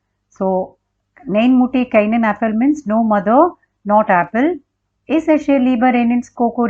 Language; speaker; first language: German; non-native, learner; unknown